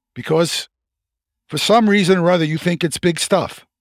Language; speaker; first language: English; native; English